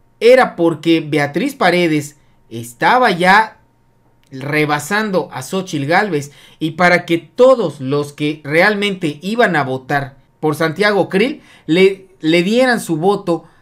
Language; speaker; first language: Spanish; native; Spanish